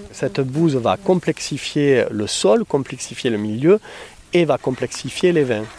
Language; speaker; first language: French; native; French